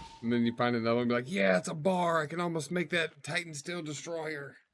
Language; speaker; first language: English; native; English